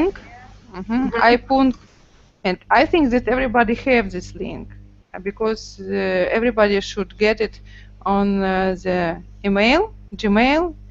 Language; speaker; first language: English; non-native, learner; Russian